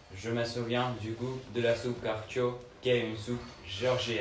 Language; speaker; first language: French; non-native, learner; Georgian